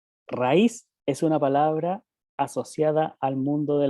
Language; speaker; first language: Spanish; native; Spanish